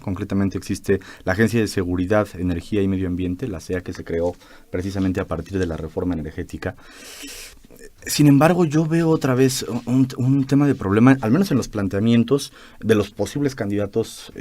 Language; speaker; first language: Spanish; native; Spanish